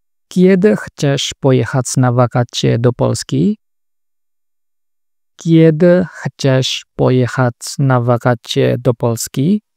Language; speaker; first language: Polish; non-native, learner; Indonesian